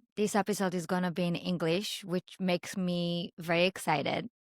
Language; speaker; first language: English; non-native, fluent; Hebrew